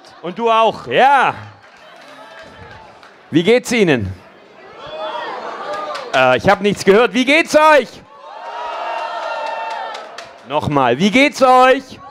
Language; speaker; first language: German; native; German